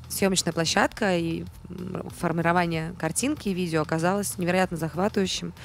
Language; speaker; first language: Russian; native; Russian